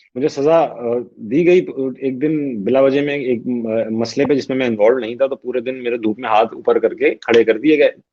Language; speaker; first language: Urdu; native; Urdu